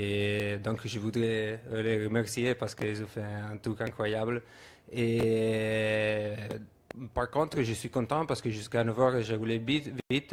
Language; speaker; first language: French; non-native, fluent; Italian